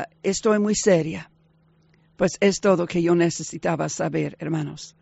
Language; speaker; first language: Spanish; non-native, fluent; English